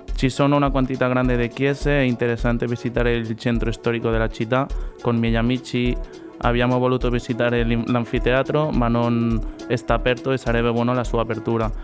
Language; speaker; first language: Italian; non-native, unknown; Catalan